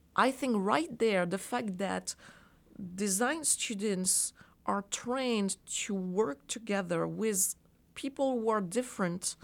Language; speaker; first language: English; non-native, fluent; French